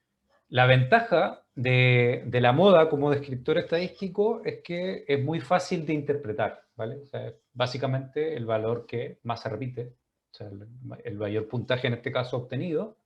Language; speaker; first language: Spanish; native; Spanish